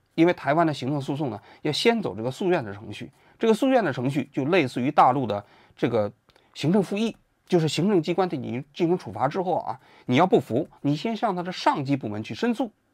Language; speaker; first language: Chinese; native; Chinese